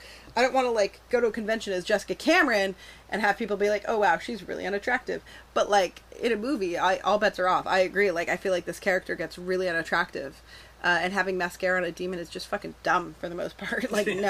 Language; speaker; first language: English; native; English